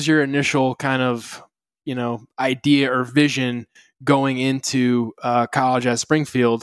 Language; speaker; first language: English; native; English